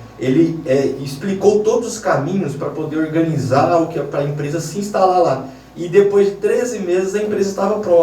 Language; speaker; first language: Portuguese; native; Portuguese